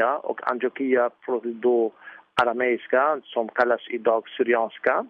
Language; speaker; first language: Swedish; non-native, fluent; Arabic